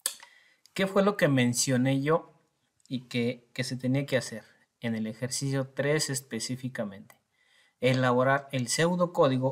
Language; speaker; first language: Spanish; native; Spanish